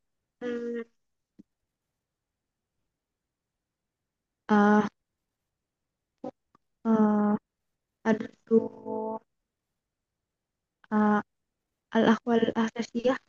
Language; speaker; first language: Arabic; non-native, learner; Indonesian